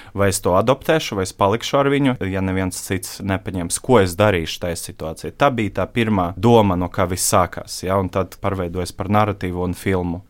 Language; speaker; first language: Latvian; non-native, local second language; Russian